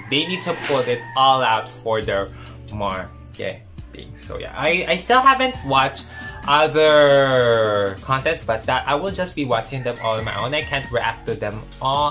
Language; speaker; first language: English; non-native, local second language; Filipino